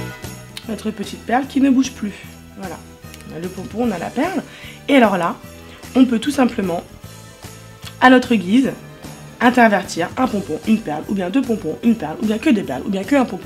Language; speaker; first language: French; native; French